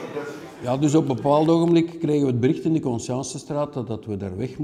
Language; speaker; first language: Dutch; native; Dutch